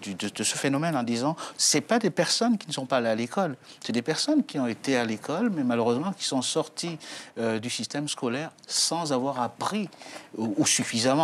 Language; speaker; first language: French; native; French